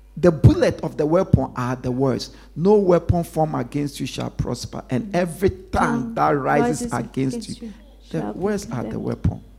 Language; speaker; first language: English; non-native, local second language; Akan